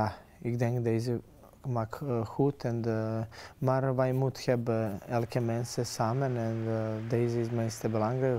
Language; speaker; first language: Dutch; non-native, learner; Serbian